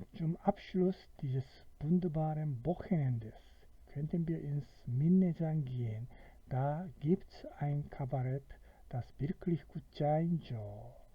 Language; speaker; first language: German; non-native, fluent; Korean